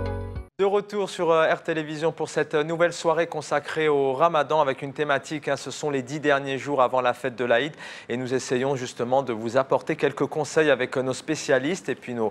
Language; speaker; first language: French; native; French